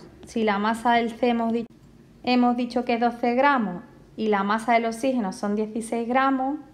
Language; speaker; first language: Spanish; native; Spanish